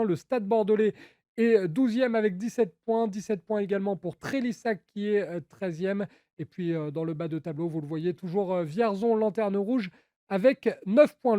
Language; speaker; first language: French; native; French